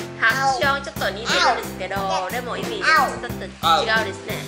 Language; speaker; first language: Japanese; non-native, fluent; Vietnamese